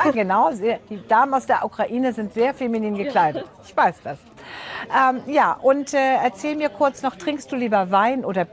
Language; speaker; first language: German; native; German